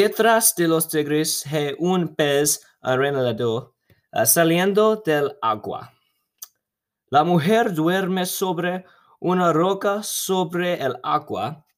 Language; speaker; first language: Spanish; non-native, learner; English